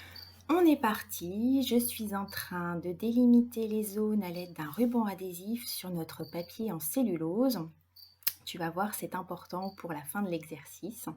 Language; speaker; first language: French; native; French